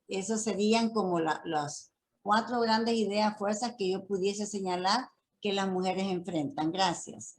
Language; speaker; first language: Spanish; native; Spanish